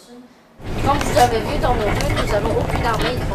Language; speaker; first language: French; non-native, fluent; Korean